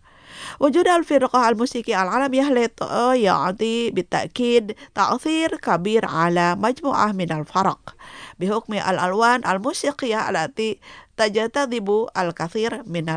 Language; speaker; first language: Arabic; non-native, fluent; Indonesian